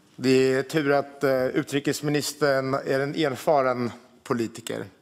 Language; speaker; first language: Swedish; early bilingual, other home language; Armenian